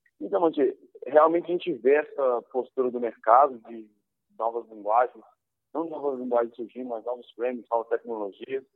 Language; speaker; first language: Portuguese; native; Portuguese